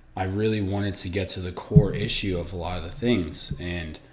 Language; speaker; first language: English; early bilingual, other home language; Italian